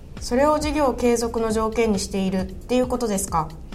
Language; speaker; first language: Japanese; native; Japanese